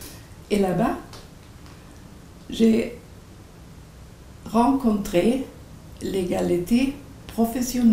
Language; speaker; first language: French; non-native, fluent; Swedish